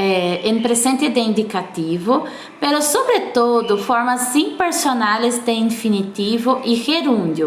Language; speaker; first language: Spanish; non-native, fluent; Portuguese